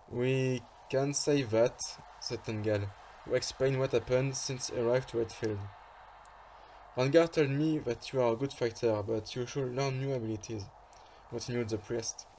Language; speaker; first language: English; non-native, fluent; French